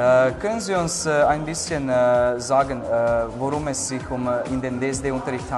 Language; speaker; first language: German; non-native, learner; Croatian